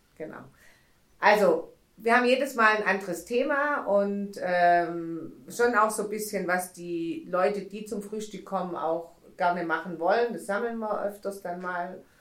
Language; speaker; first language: German; native; German